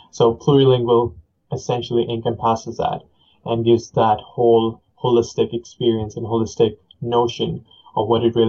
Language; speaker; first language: English; non-native, local second language; Punjabi